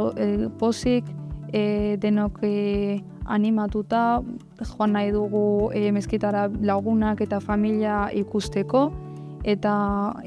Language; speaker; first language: Basque; early bilingual, other home language; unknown